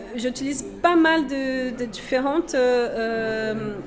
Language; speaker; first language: French; non-native, fluent; Portuguese